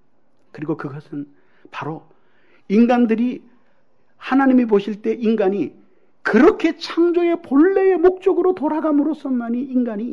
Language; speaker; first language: Korean; native; Korean